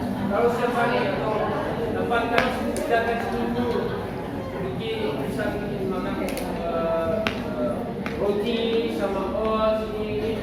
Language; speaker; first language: Indonesian; non-native, learner; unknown